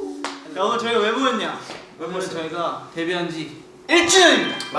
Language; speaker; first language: Korean; native; Korean